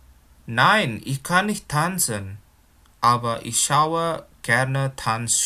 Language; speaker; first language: German; non-native, fluent; Indonesian